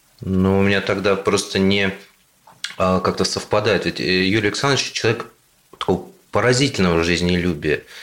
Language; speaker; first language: Russian; native; Russian